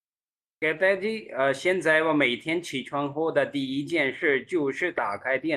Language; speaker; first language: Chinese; non-native, fluent; Urdu